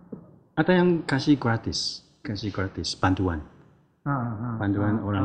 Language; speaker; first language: Indonesian; non-native, learner; Chinese